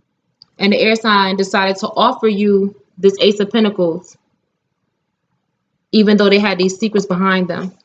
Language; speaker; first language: English; native; English